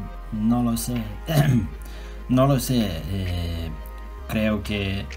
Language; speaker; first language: Spanish; non-native, learner; Turkish